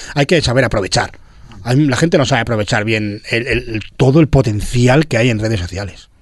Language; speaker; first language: Catalan; non-native, local second language; Spanish